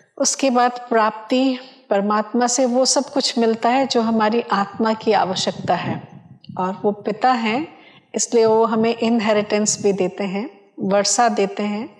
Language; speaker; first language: Hindi; non-native, local second language; Odia